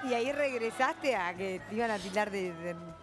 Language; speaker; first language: Spanish; native; Spanish